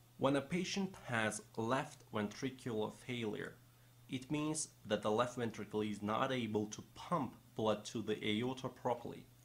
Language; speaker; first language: English; non-native, fluent; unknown